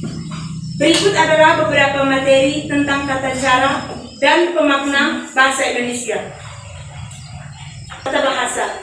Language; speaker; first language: Indonesian; non-native, local second language; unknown